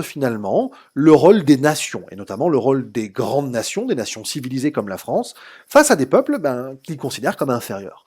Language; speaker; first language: French; native; French